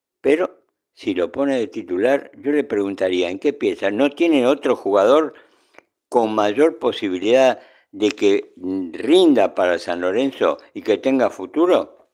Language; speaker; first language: Spanish; native; Spanish